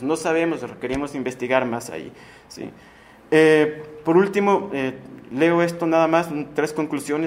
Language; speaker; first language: Spanish; native; Spanish